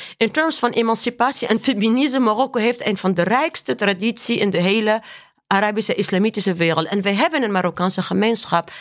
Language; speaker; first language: Dutch; non-native, fluent; Arabic